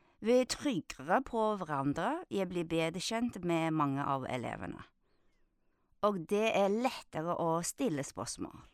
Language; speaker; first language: Norwegian; non-native, fluent; Chinese